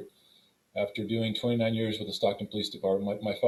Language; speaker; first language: English; native; English